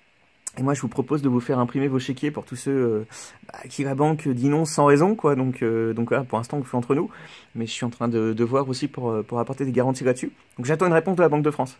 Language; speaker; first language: French; native; French